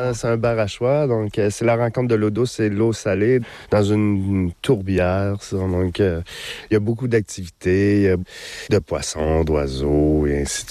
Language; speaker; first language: French; native; French